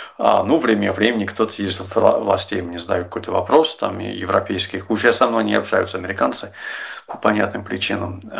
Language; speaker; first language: Russian; non-native, fluent; English